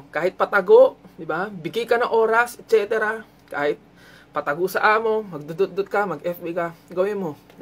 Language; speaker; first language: Filipino; native; Filipino